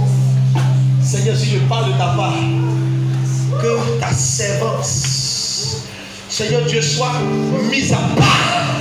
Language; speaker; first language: French; native; French